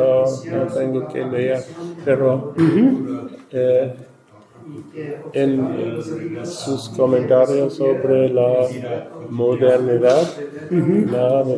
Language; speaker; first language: Spanish; non-native, learner; English